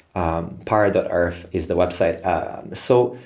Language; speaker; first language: English; non-native, fluent; Serbian